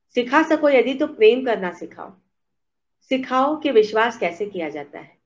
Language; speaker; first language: Hindi; native; Hindi